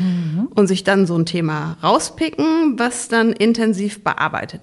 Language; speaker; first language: German; native; German